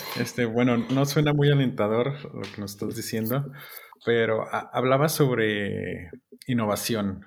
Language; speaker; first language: Spanish; native; Spanish